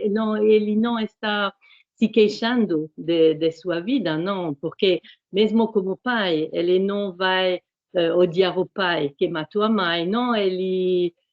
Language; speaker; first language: Portuguese; non-native, fluent; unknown